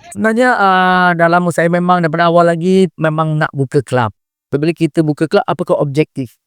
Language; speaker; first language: Malay; non-native, local second language; Tamil